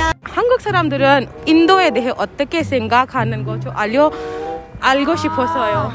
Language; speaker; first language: Korean; non-native, learner; Hindi